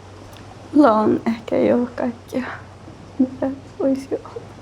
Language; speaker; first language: Finnish; non-native, fluent; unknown